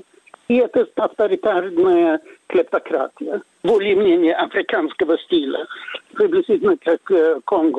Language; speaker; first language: Russian; non-native, fluent; Swedish